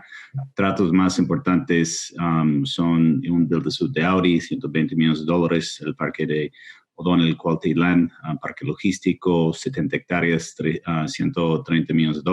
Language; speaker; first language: Spanish; non-native, fluent; English